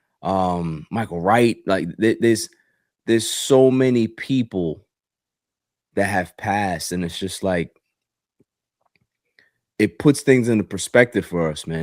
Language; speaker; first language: English; native; English